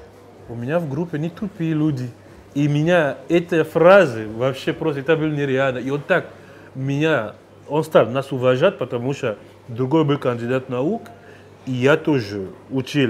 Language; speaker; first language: Russian; non-native, fluent; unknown